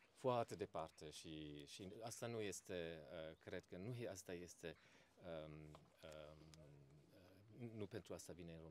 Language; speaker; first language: Romanian; non-native, fluent; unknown